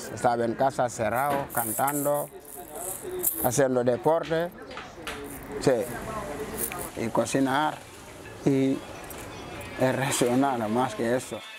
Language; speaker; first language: Spanish; non-native, fluent; Wolof